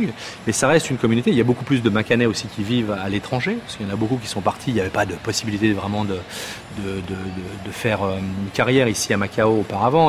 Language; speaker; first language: French; native; French